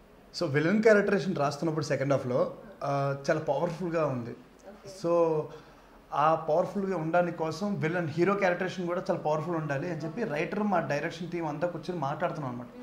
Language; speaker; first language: Telugu; native; Telugu